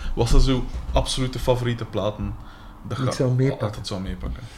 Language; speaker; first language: Dutch; native; Dutch